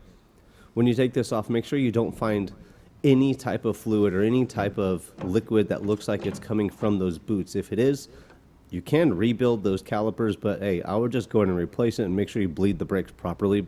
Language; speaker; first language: English; native; English